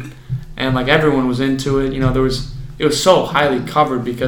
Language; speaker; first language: English; native; English